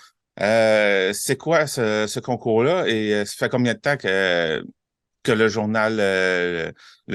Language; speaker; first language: French; native; French